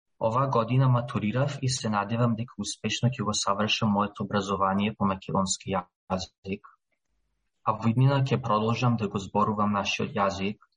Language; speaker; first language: Macedonian; early bilingual, heritage; Macedonian